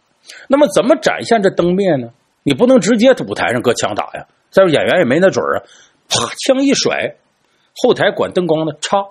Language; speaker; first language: Chinese; native; Chinese